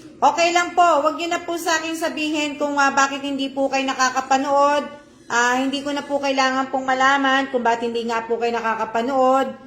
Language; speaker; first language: Filipino; non-native, local second language; Cebuano